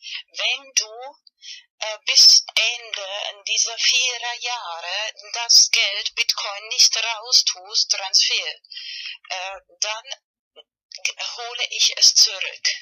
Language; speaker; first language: German; non-native, fluent; Spanish